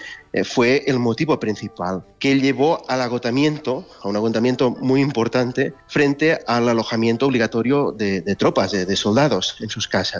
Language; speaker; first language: Spanish; native; Spanish